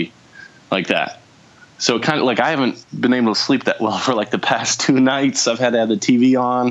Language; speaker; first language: English; native; English